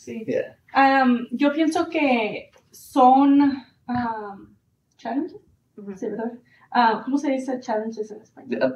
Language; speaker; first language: Spanish; early bilingual, heritage; Spanish